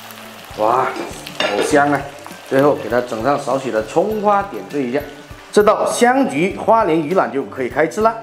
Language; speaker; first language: Chinese; non-native, local second language; Hakka Chinese